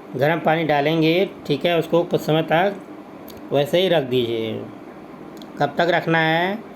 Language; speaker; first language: Hindi; native; Hindi